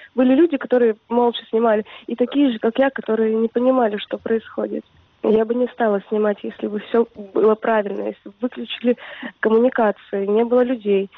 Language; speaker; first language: Russian; native; Russian